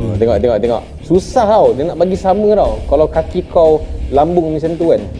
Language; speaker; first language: Malay; native; Malay